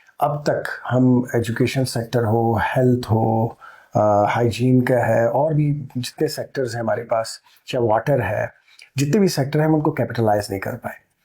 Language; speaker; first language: Urdu; non-native, local second language; Baluchi